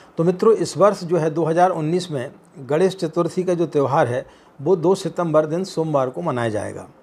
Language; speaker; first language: Hindi; native; Hindi